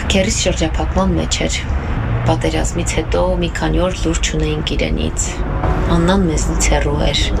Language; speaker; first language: Armenian; native; Armenian